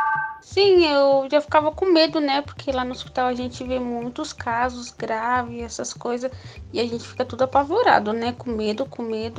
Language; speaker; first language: Portuguese; native; Portuguese